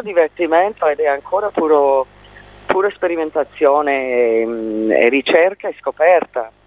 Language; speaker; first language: Italian; non-native, fluent; English